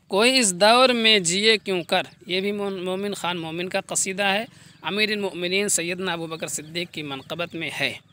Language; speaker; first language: Urdu; native; Urdu